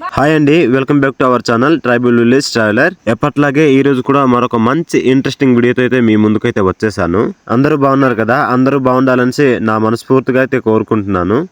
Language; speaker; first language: Telugu; non-native, local second language; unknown